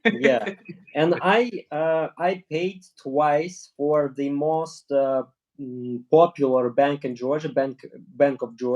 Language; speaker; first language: English; non-native, learner; Russian